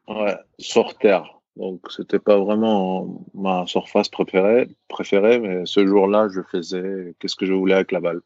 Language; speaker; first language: French; non-native, fluent; Greek